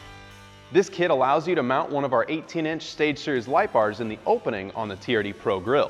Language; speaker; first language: English; native; English